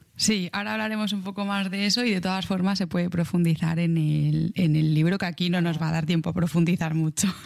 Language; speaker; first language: Spanish; native; Spanish